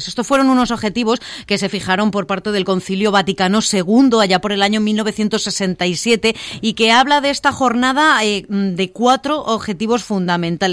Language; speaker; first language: Spanish; native; Spanish